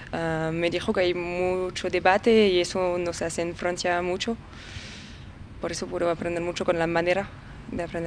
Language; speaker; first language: Spanish; non-native, fluent; French